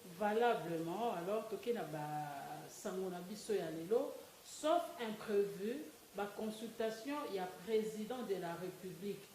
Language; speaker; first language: Lingala; native; Lingala